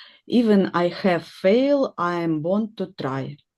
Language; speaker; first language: English; non-native, learner; Russian